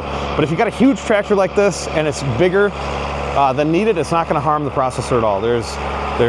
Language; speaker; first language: English; native; English